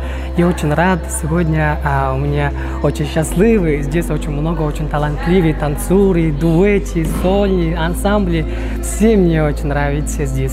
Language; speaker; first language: Russian; non-native, learner; Mongolian